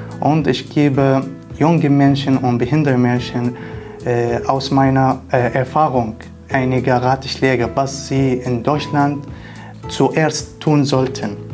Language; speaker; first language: German; non-native, learner; Arabic